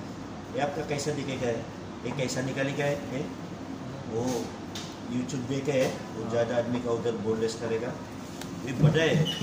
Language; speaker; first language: Hindi; non-native, learner; Filipino